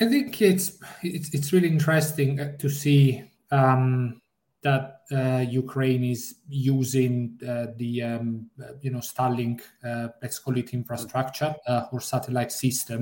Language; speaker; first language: English; non-native, fluent; Italian